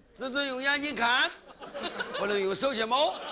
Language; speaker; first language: Chinese; native; Chinese